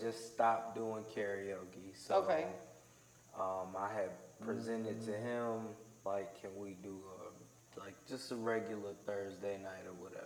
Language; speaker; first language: English; native; English